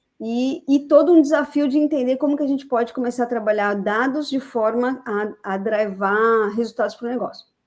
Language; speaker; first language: Portuguese; native; Portuguese